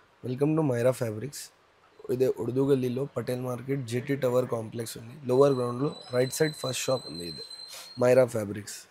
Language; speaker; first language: Telugu; non-native, local second language; Hindi